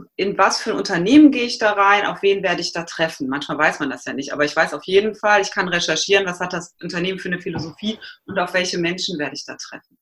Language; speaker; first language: German; native; German